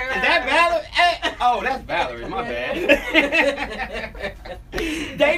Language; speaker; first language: English; native; English